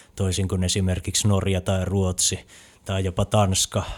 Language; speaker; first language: Finnish; native; Finnish